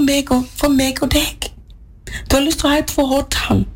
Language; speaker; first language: Norwegian; non-native, fluent; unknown